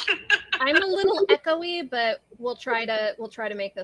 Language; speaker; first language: English; native; English